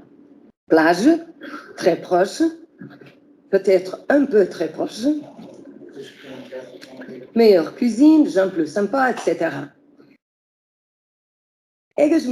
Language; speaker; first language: French; non-native, fluent; Portuguese